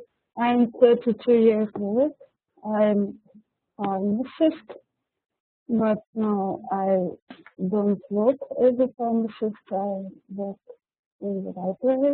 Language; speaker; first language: English; non-native, learner; Russian